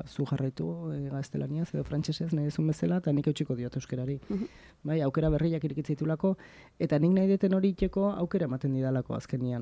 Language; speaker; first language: Basque; native; Basque